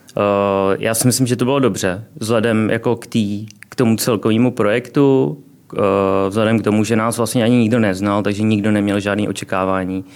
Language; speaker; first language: Czech; early bilingual, other home language; Vietnamese